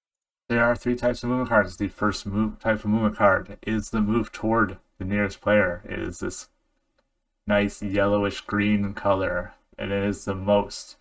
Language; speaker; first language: English; native; English